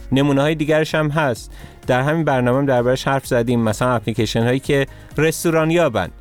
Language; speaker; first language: Persian; native; Persian